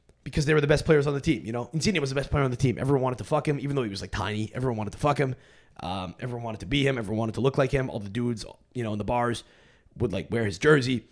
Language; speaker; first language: English; native; English